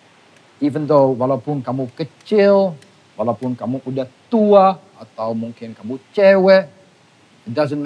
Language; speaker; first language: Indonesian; non-native, fluent; English